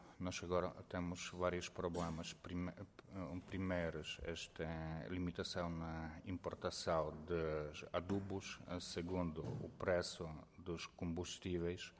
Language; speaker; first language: Portuguese; non-native, fluent; Ukrainian